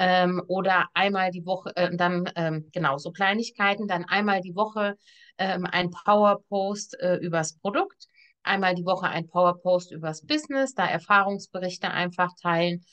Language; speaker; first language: German; native; German